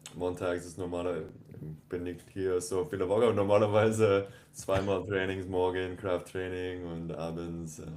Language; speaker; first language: German; non-native, learner; English